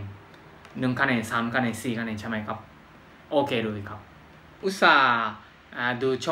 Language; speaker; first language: Thai; non-native, fluent; Japanese